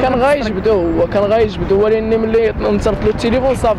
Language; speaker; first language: Arabic; native; Arabic